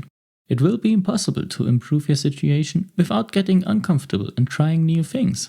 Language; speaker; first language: English; non-native, fluent; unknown